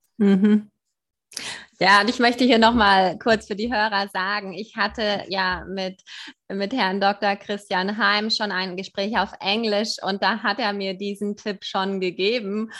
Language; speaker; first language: German; native; German